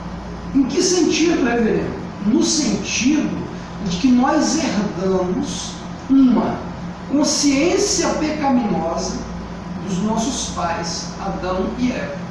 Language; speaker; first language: Portuguese; native; Portuguese